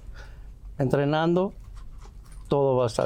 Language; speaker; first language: Spanish; early bilingual, heritage; Spanish